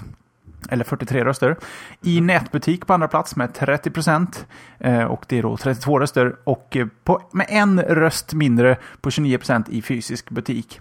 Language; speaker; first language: Swedish; native; Swedish